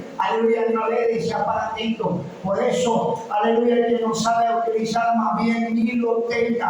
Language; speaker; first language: Spanish; native; Spanish